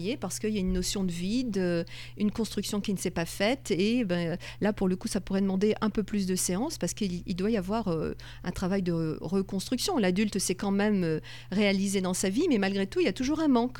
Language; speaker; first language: French; native; French